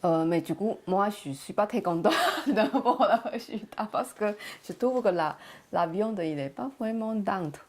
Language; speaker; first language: French; non-native, learner; Chinese